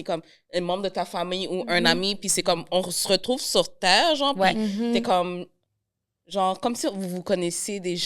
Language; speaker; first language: French; native; French